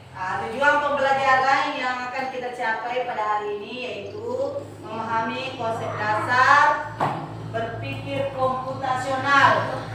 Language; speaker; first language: Indonesian; native; Indonesian